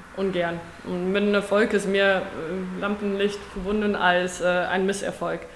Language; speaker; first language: German; non-native, fluent; Afrikaans